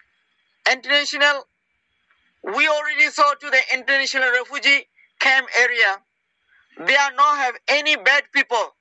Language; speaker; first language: English; non-native, learner; Rohingya